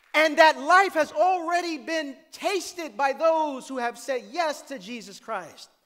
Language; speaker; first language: English; native; English